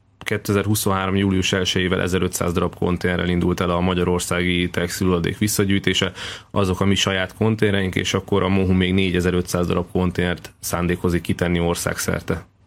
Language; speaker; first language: Hungarian; native; Hungarian